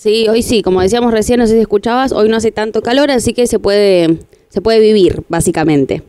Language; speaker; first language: Spanish; native; Spanish